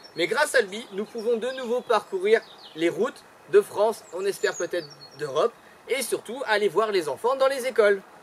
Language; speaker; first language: French; native; French